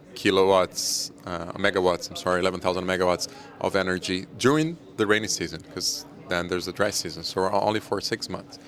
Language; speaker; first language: English; non-native, fluent; Portuguese